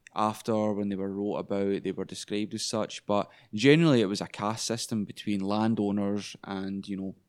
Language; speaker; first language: English; native; English